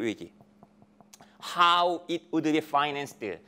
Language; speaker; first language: English; non-native, fluent; Korean